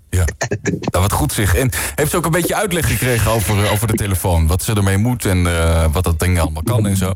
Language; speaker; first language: Dutch; native; Dutch